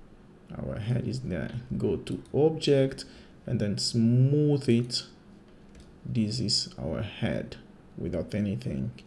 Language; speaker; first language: English; non-native, fluent; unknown